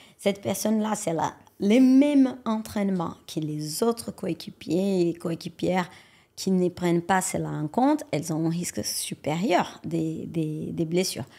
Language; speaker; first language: French; non-native, fluent; Portuguese